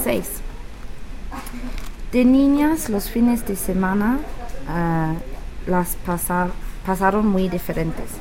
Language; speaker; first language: Spanish; non-native, learner; English